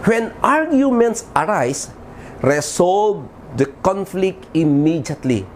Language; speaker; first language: English; non-native, local second language; Filipino